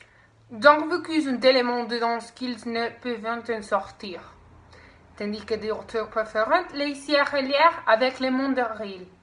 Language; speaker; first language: French; non-native, learner; Spanish